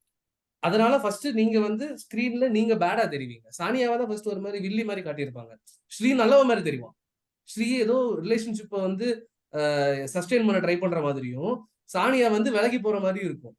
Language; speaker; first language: Tamil; native; Tamil